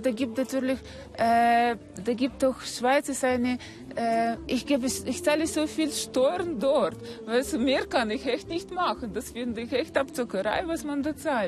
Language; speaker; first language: German; non-native, fluent; Russian